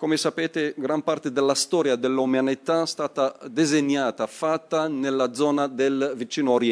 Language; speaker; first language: Italian; non-native, fluent; Arabic